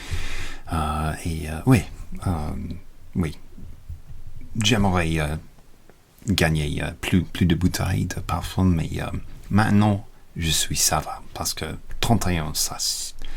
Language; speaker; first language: French; non-native, learner; English